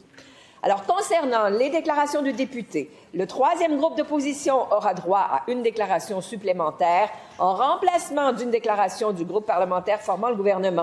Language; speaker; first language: French; native; French